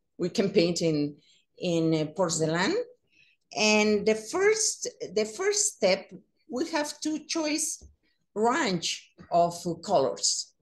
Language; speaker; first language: English; non-native, learner; Spanish